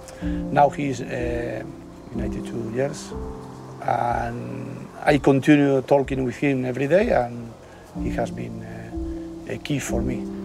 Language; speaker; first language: English; non-native, learner; Spanish